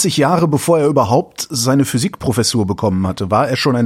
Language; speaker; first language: German; native; German